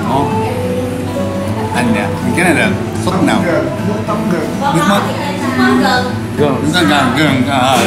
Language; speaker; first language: Vietnamese; non-native, learner; Japanese